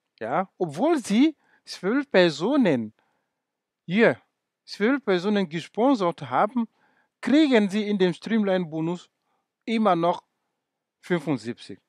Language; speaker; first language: German; non-native, fluent; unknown